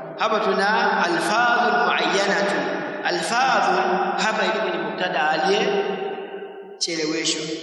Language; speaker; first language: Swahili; native; Swahili